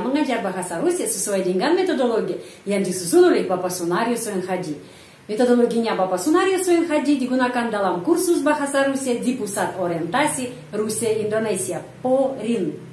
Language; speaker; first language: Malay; non-native, fluent; Russian